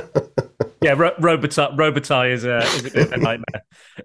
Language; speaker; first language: English; native; English